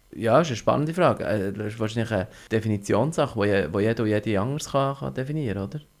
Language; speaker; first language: German; native; German